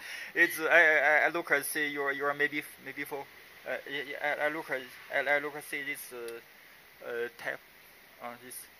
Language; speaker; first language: English; non-native, learner; Chinese